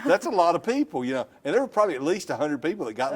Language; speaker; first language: English; native; English